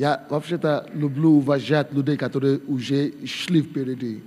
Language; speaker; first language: Russian; non-native, fluent; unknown